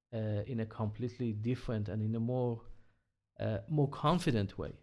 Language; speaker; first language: English; non-native, fluent; Hebrew